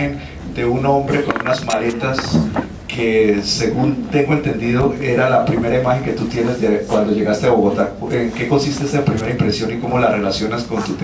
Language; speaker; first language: Spanish; native; Spanish